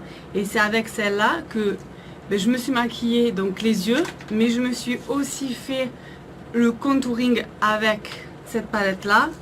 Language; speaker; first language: French; native; French